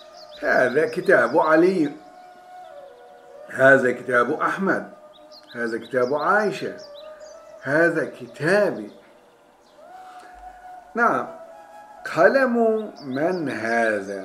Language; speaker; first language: Arabic; non-native, fluent; Turkish